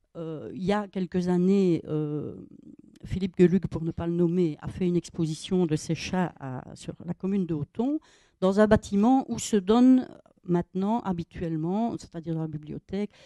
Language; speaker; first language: French; native; French